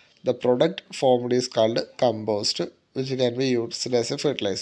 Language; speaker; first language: English; non-native, local second language; Malayalam